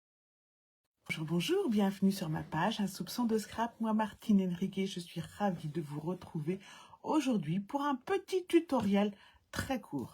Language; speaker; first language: French; native; French